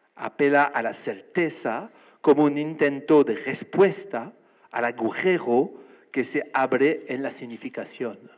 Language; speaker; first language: Spanish; non-native, fluent; French